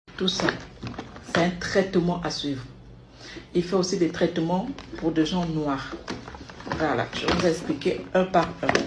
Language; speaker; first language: French; non-native, local second language; Lingala